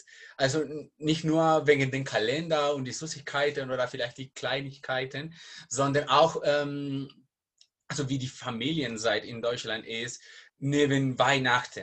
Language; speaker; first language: German; non-native, learner; Spanish